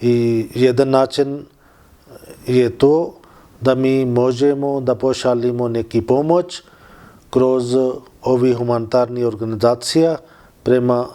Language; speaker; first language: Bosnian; non-native, learner; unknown